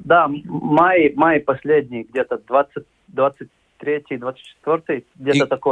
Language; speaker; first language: Russian; non-native, local second language; Latvian